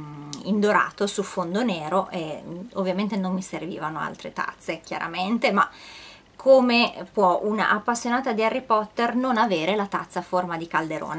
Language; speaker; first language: Italian; native; Italian